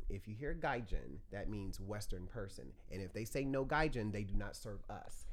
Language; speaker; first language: English; native; English